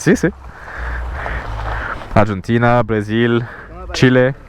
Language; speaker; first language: Spanish; non-native, learner; French